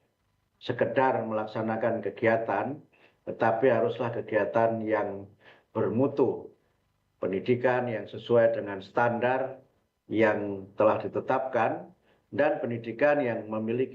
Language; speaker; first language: Indonesian; native; Indonesian